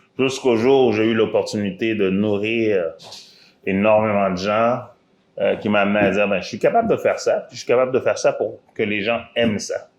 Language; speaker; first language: French; early bilingual, other home language; Haitian Creole